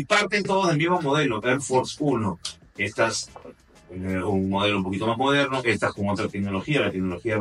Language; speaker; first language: Spanish; native; Spanish